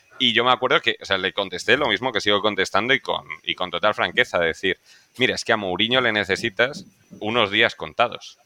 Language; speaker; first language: Spanish; native; Spanish